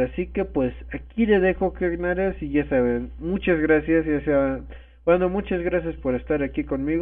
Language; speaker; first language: Spanish; native; Spanish